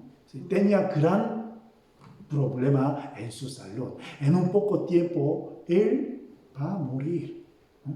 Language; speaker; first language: Spanish; non-native, fluent; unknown